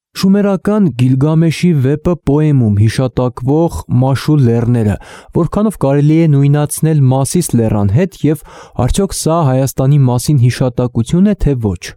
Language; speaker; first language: Armenian; native; Armenian